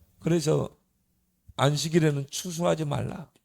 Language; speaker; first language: Korean; native; Korean